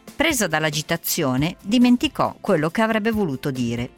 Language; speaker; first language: Italian; native; Italian